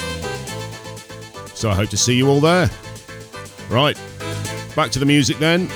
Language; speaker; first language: English; native; English